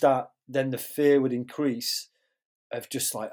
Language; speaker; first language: English; native; English